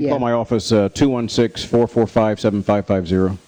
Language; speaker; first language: English; native; English